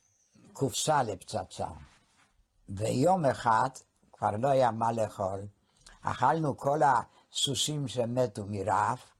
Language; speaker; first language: Hebrew; non-native, fluent; Polish